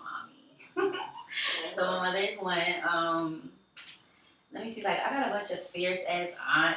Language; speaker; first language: English; native; English